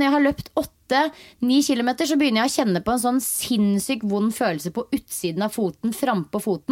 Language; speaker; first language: Norwegian; native; Norwegian